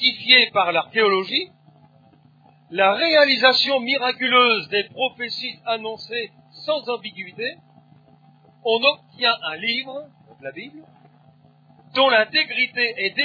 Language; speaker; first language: French; native; French